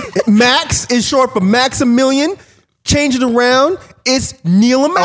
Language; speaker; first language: English; native; English